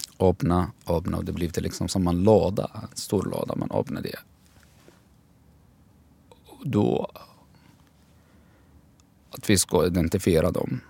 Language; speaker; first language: Swedish; non-native, fluent; Arabic